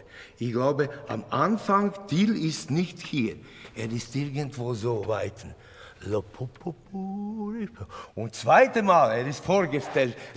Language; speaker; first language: German; non-native, learner; Latvian